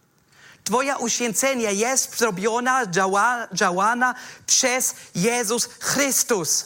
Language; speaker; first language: Polish; non-native, fluent; German